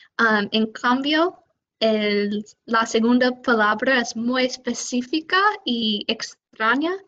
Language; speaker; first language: Spanish; non-native, fluent; English